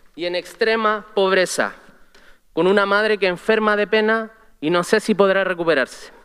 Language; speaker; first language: Spanish; native; Spanish